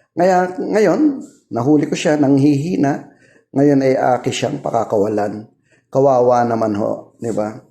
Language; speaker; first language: Filipino; non-native, local second language; Cebuano